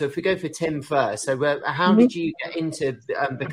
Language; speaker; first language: English; native; English